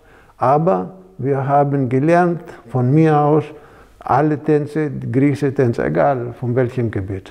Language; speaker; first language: German; non-native, fluent; Greek